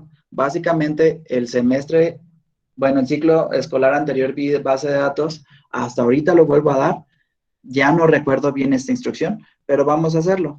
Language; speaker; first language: Spanish; native; Spanish